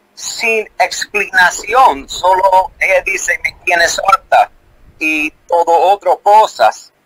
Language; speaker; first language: Spanish; non-native, learner; English